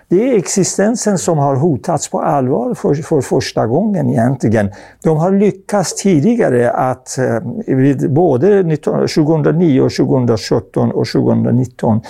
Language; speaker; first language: Swedish; non-native, fluent; Persian